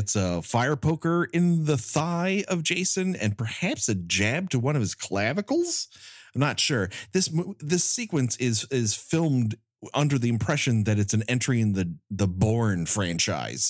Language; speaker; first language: English; native; English